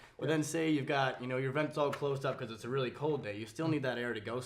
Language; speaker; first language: English; native; English